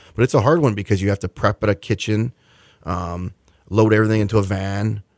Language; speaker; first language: English; native; English